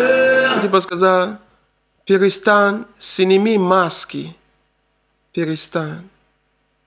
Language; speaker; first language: Russian; non-native, learner; Arabic